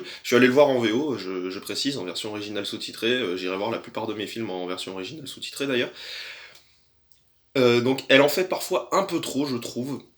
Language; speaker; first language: French; native; French